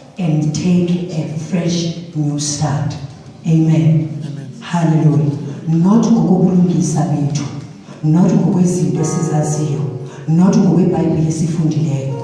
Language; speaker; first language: Zulu; non-native, local second language; Xhosa